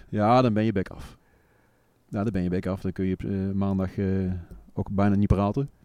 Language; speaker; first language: Dutch; native; Dutch